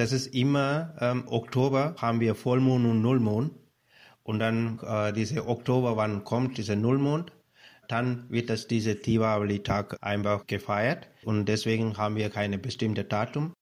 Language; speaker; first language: German; non-native, learner; Tamil